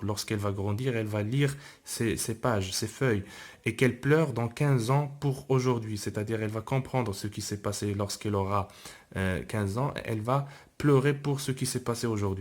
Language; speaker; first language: French; non-native, local second language; Arabic